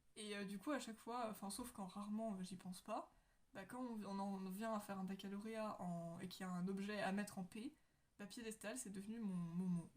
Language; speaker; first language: French; native; French